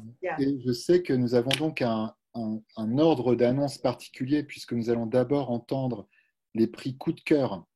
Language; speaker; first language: French; native; French